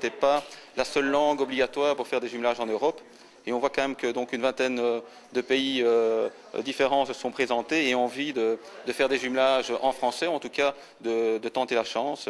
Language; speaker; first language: French; native; French